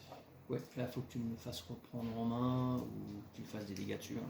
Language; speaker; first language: French; native; French